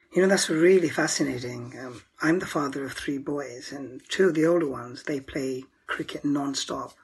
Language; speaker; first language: English; native; English